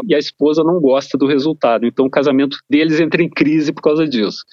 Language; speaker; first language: Portuguese; native; Portuguese